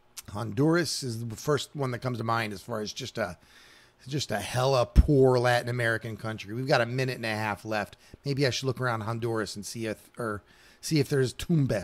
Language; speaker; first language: English; native; English